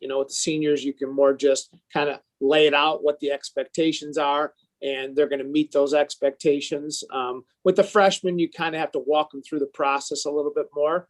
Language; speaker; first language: English; native; English